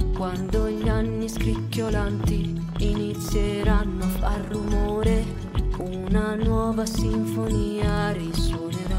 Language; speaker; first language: Italian; non-native, local second language; Venetian